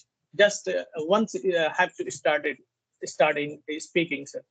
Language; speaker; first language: English; non-native, learner; Hindi